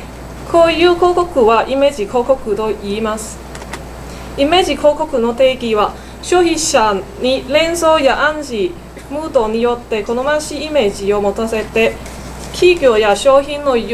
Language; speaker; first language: Japanese; non-native, learner; Cantonese